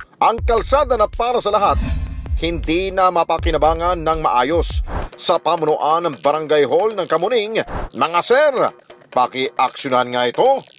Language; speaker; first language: Filipino; native; Filipino